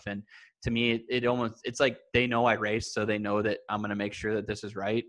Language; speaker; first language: English; native; English